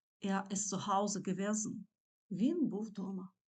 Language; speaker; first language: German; non-native, fluent; Ukrainian